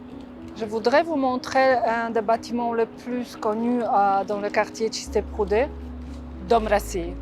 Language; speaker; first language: French; non-native, fluent; Russian